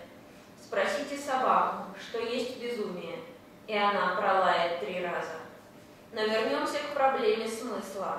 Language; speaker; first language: Russian; native; Russian